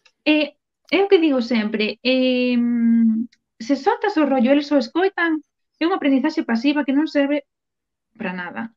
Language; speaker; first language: Galician; non-native, local second language; Spanish